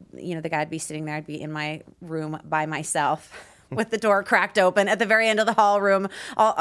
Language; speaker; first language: English; native; English